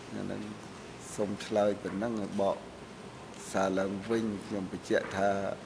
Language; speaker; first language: Khmer; native; Khmer